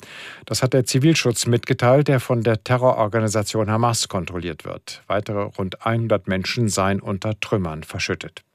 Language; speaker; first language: German; native; German